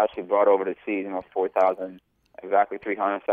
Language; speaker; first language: English; early bilingual, other home language; Bosnian